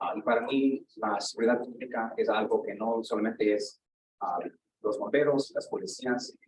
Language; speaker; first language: Spanish; non-native, learner; English